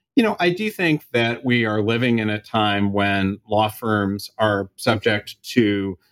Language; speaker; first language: English; native; English